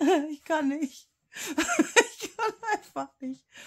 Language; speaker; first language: German; native; German